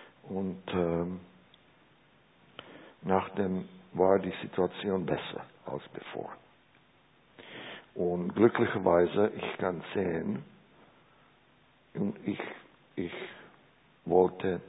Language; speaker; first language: German; non-native, learner; Czech